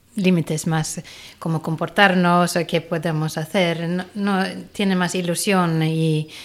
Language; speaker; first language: Spanish; non-native, fluent; Swedish